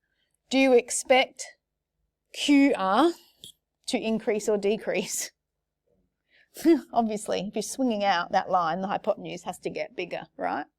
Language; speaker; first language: English; native; English